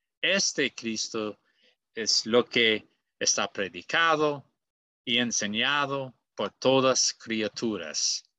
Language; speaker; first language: Spanish; non-native, learner; English